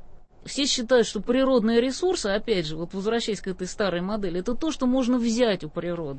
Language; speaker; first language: Russian; native; Russian